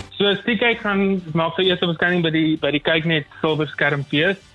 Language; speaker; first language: Afrikaans; native; Afrikaans